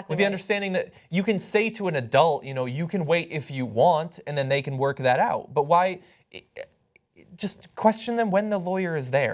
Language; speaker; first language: English; native; English